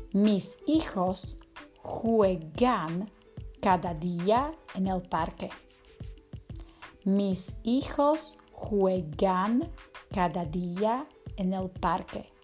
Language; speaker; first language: Spanish; non-native, fluent; Slovak